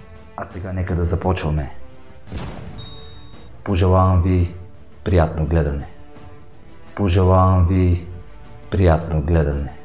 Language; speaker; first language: Bulgarian; native; Bulgarian